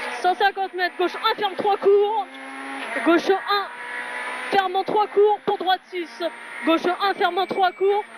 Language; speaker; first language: French; native; French